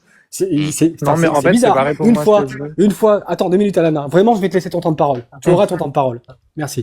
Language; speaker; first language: French; native; French